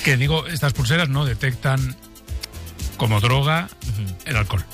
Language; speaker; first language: Spanish; native; Spanish